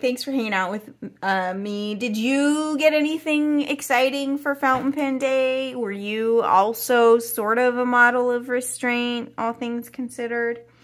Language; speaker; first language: English; native; English